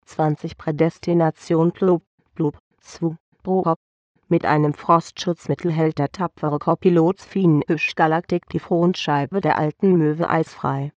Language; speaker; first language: German; native; German